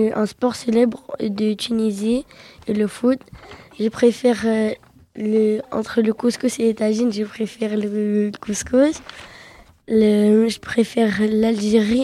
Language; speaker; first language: French; early bilingual, other home language; Arabic